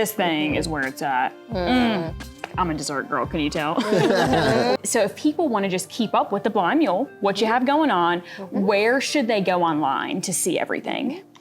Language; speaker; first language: English; native; English